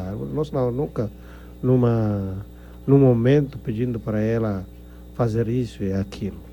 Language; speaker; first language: Portuguese; non-native, fluent; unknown